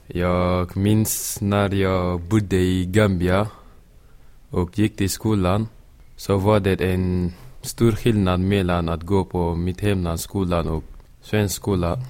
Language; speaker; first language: Swedish; early bilingual, other home language; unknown